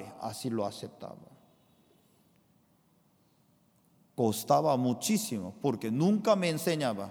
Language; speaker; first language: Spanish; non-native, fluent; Korean